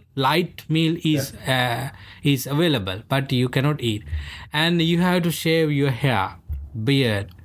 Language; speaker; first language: English; non-native, local second language; Sinhala